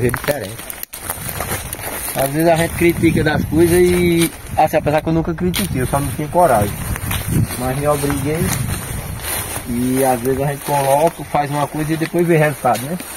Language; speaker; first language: Portuguese; native; Portuguese